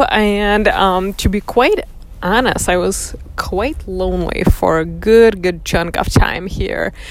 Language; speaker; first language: English; non-native, fluent; Russian